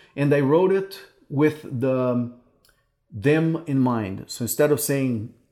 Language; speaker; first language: English; non-native, fluent; Portuguese